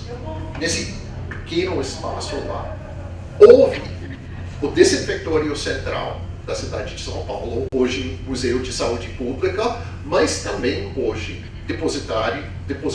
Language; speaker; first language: Portuguese; non-native, fluent; English